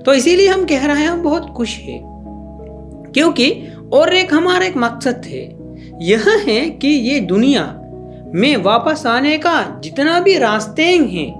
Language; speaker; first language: Hindi; non-native, fluent; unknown